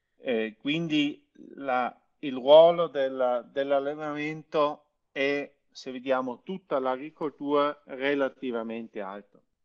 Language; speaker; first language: Italian; non-native, local second language; German